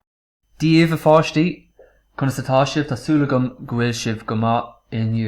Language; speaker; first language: Irish; non-native, local second language; English